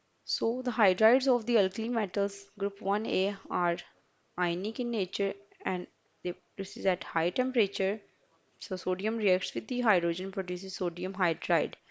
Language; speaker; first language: English; non-native, local second language; Urdu